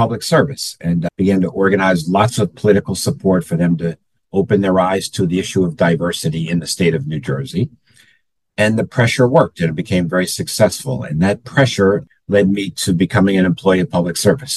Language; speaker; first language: English; native; English